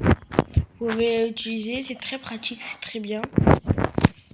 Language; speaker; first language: French; native; French